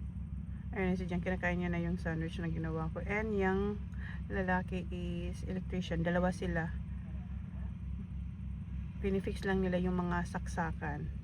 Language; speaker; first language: Filipino; native; Filipino